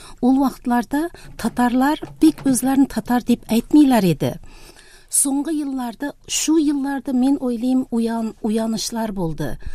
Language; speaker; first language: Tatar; early bilingual, heritage; Tatar